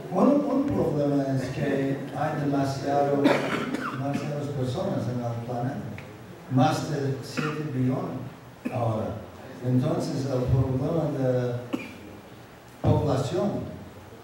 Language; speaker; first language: Spanish; non-native, fluent; English